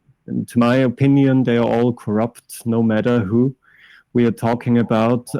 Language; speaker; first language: English; non-native, fluent; German